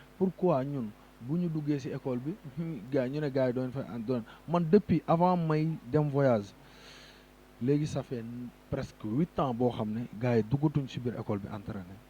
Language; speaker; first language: Wolof; native; Wolof